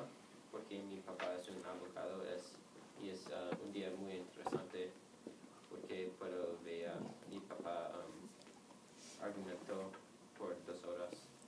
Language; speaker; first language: Spanish; non-native, learner; English